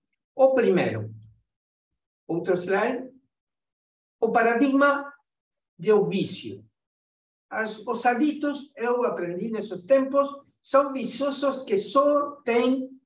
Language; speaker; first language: Portuguese; non-native, fluent; Spanish